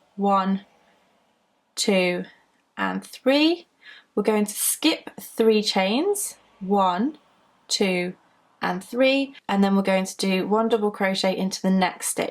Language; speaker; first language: English; native; English